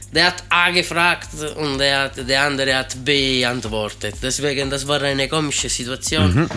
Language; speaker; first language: German; non-native, learner; Italian